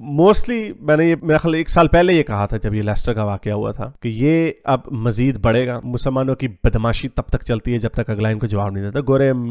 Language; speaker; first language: Urdu; native; Urdu